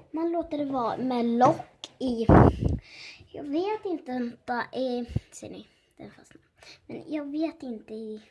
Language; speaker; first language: Swedish; early bilingual, other home language; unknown